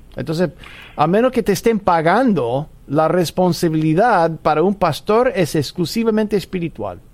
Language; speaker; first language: Spanish; non-native, fluent; English